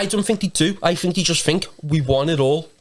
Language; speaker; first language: English; native; English